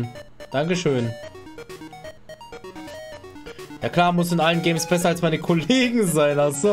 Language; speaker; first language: German; native; German